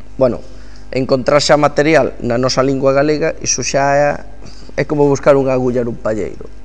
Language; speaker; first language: Galician; native; Galician